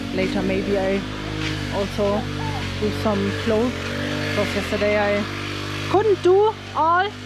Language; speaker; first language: English; non-native, fluent; German